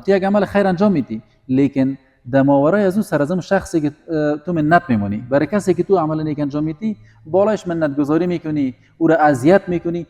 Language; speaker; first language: Persian; native; Persian